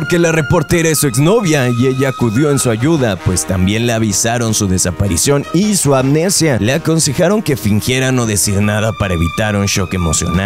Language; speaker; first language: Spanish; native; Spanish